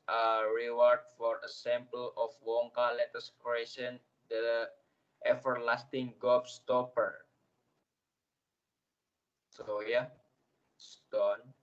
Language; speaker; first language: English; non-native, learner; Indonesian